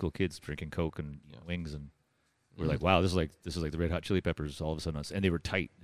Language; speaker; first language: English; native; English